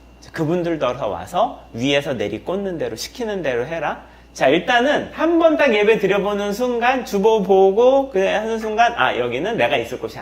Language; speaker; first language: Korean; native; Korean